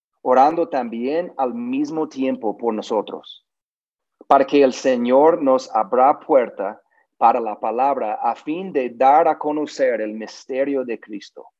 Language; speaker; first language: Spanish; non-native, learner; English